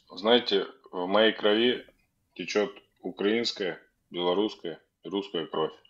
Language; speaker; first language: Russian; native; Russian